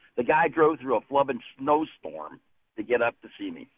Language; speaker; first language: English; native; English